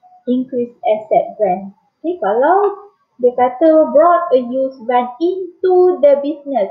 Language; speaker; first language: English; non-native, local second language; Malay